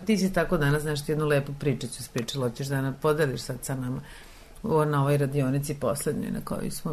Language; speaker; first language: Serbian; native; Serbian